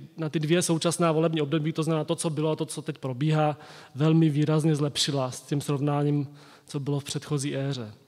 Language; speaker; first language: Czech; native; Czech